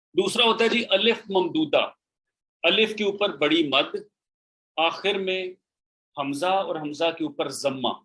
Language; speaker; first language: Urdu; native; Urdu